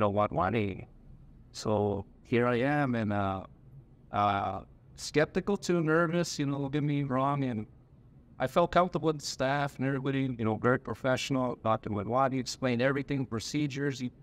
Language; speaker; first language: English; native; English